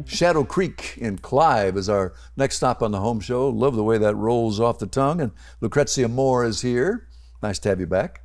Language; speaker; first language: English; native; English